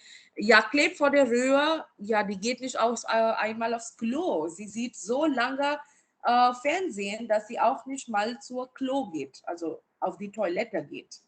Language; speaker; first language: German; non-native, fluent; Marathi